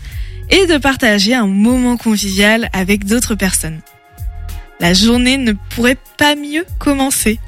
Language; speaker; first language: French; native; French